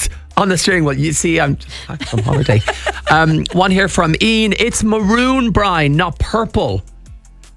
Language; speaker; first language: English; native; English